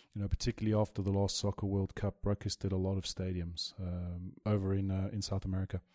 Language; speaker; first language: English; native; English